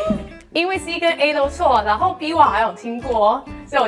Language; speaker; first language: Chinese; non-native, fluent; Japanese